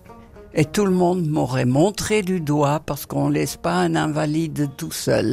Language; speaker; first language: French; non-native, fluent; Dutch